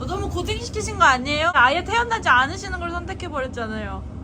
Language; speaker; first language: Korean; native; Korean